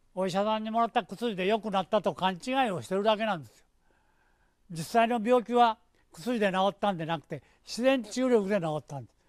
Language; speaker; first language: Japanese; native; Japanese